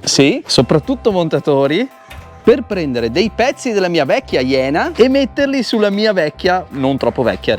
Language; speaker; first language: Italian; native; Italian